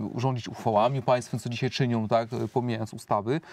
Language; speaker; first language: Polish; native; Polish